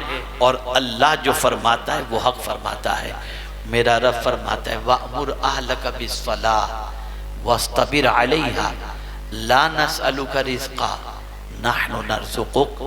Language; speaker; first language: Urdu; native; Urdu